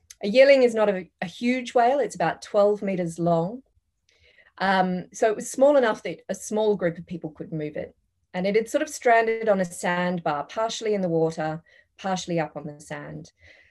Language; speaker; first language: English; native; English